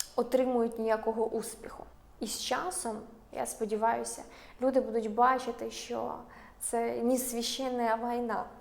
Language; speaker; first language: Ukrainian; non-native, local second language; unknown